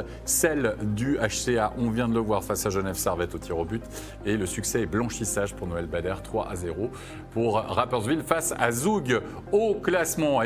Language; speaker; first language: French; native; French